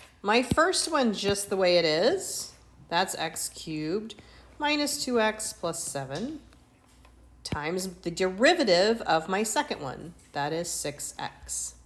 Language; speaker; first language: English; native; English